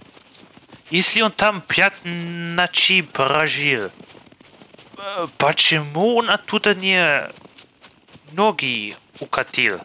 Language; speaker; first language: Russian; non-native, fluent; German